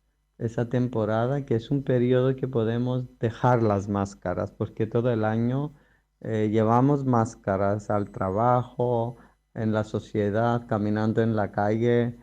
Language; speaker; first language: Spanish; non-native, fluent; Greek